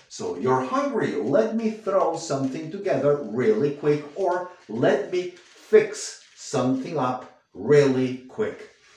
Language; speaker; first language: English; non-native, fluent; Spanish